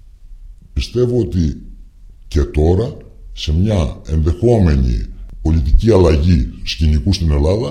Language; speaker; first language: Greek; native; Greek